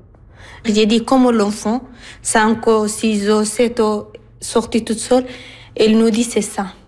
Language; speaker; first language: French; non-native, learner; Arabic